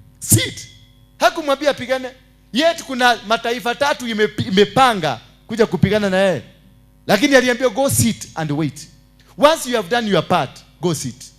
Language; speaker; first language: Swahili; non-native, local second language; Kikuyu